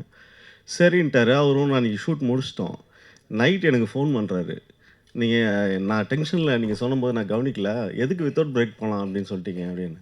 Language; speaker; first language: Tamil; native; Tamil